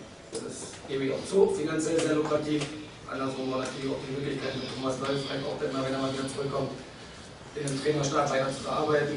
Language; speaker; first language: German; native; German